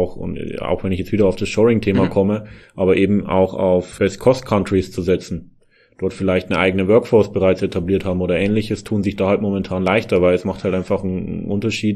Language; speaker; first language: German; native; German